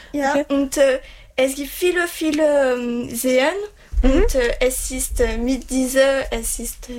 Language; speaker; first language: German; non-native, learner; French